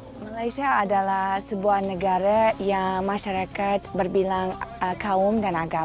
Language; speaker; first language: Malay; non-native, fluent; Uzbek